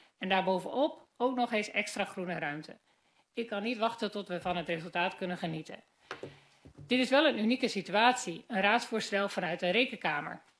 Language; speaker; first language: Dutch; native; Dutch